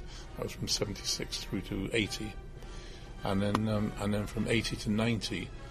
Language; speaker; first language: English; native; English